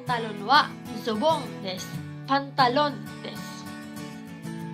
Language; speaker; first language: Japanese; non-native, fluent; Cebuano